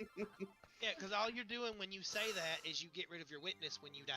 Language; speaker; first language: English; native; English